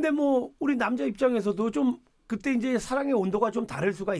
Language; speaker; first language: Korean; native; Korean